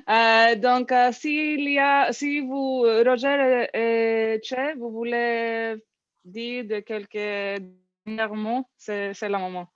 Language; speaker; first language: French; non-native, learner; English